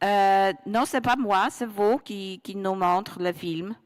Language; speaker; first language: French; non-native, learner; Polish